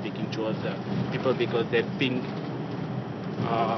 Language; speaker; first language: English; non-native, fluent; French